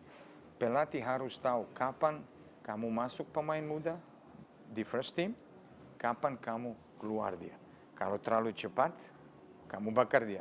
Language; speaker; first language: Indonesian; non-native, fluent; Serbian